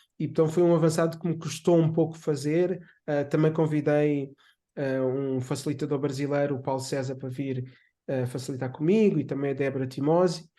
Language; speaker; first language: Portuguese; native; Portuguese